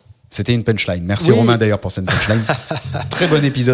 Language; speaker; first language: French; native; French